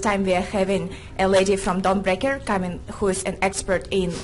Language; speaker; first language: English; non-native, fluent; Russian